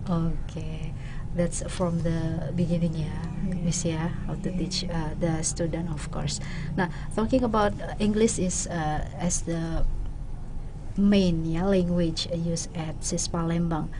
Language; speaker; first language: English; non-native, local second language; Indonesian